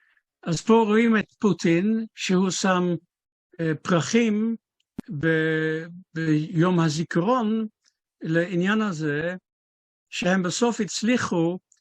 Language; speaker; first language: Hebrew; non-native, fluent; Dutch